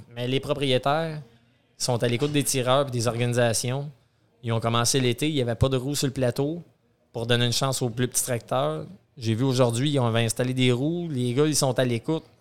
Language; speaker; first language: French; native; French